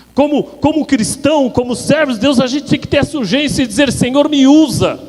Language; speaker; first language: Portuguese; native; Portuguese